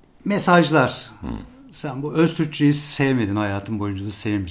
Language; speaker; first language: Turkish; native; Turkish